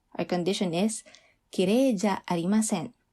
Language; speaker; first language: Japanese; non-native, fluent; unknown